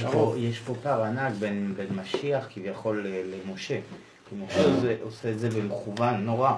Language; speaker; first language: Hebrew; native; Hebrew